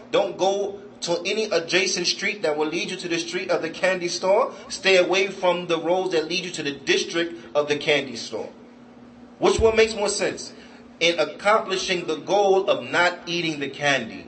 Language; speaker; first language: English; native; English